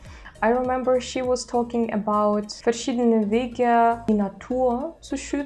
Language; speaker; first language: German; non-native, fluent; Russian